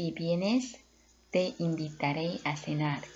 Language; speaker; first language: Spanish; non-native, fluent; Korean